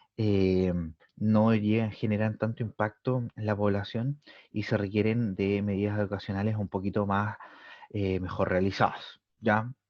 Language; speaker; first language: Spanish; native; Spanish